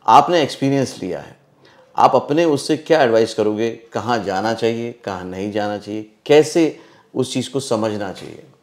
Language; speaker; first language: Hindi; native; Hindi